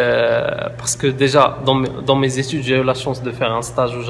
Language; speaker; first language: French; non-native, local second language; Arabic